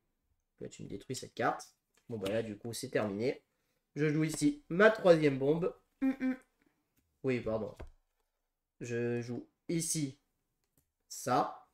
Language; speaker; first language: French; native; French